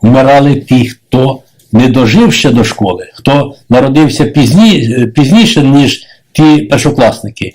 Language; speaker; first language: Ukrainian; native; Ukrainian